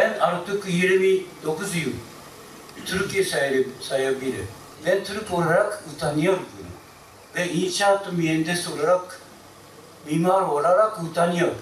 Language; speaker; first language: Turkish; non-native, fluent; Japanese